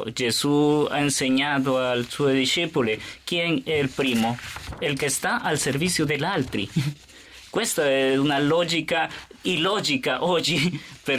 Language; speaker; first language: Italian; non-native, learner; Spanish